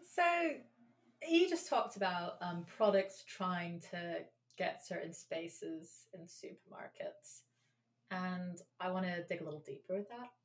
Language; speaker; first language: English; native; English